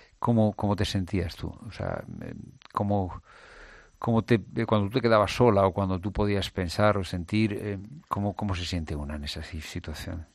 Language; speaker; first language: Spanish; native; Spanish